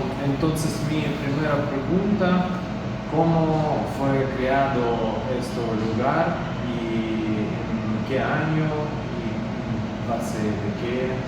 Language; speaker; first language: Spanish; non-native, learner; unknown